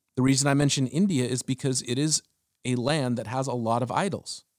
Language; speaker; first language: English; early bilingual, other home language; German